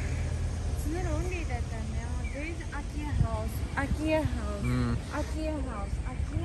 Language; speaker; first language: English; non-native, fluent; Japanese